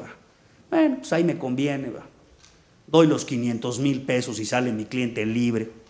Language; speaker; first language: Spanish; native; Spanish